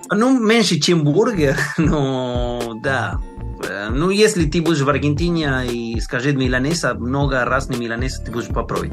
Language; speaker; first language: Russian; non-native, learner; Spanish